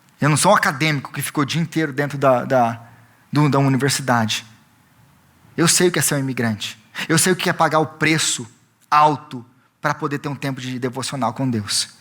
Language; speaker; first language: Portuguese; native; Portuguese